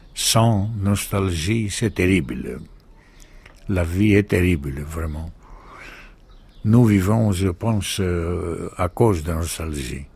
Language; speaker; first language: French; non-native, learner; Greek